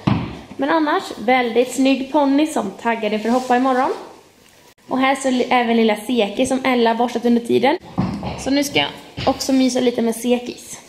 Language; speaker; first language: Swedish; native; Swedish